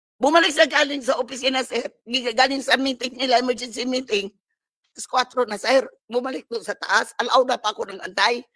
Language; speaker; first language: Filipino; non-native, local second language; Cebuano